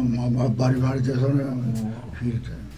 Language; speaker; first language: Japanese; native; Japanese